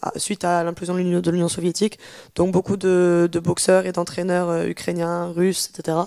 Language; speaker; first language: French; native; French